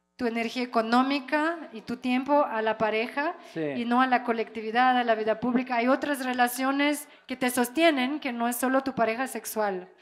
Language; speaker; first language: Spanish; non-native, fluent; French